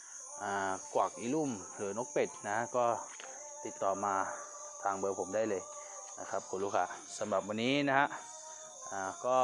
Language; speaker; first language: Thai; native; Thai